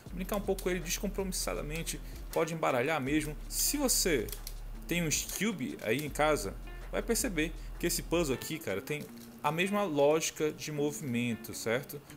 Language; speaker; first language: Portuguese; native; Portuguese